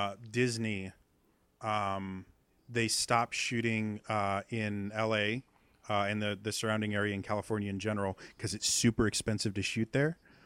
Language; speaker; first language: English; native; English